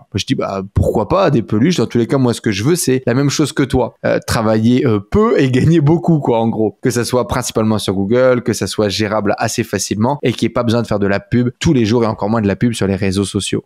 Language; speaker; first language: French; native; French